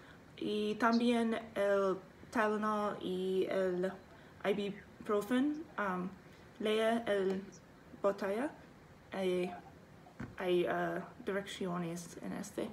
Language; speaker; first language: Spanish; non-native, learner; English